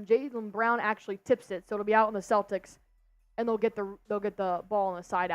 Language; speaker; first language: English; native; English